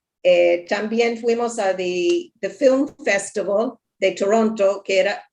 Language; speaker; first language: Spanish; non-native, learner; English